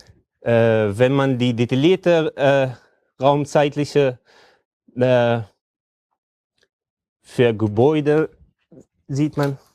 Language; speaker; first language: German; non-native, fluent; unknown